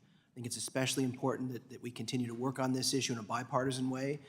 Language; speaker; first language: English; native; English